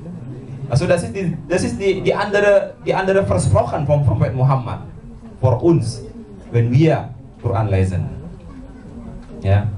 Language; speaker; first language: German; non-native, learner; Indonesian